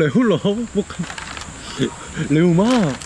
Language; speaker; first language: Thai; non-native, learner; Korean